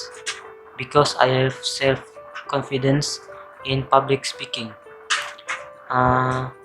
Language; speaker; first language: English; non-native, local second language; Malay